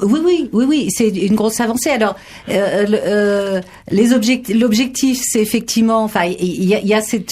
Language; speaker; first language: French; native; French